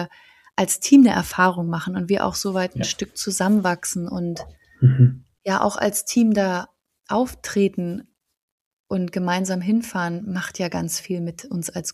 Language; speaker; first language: German; native; German